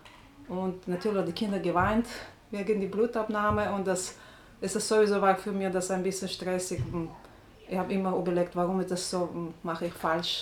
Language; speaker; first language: German; non-native, learner; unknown